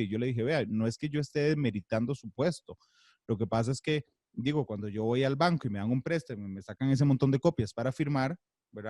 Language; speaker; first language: Spanish; native; Spanish